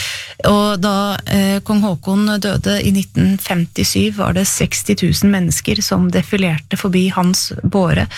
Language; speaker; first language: Norwegian; native; Norwegian